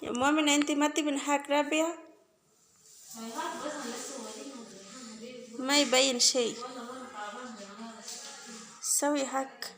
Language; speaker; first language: Arabic; non-native, learner; Bangla